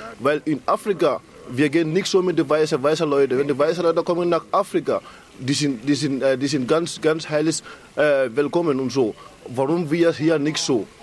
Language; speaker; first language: German; non-native, learner; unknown